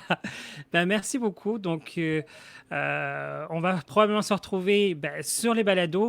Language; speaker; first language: French; native; French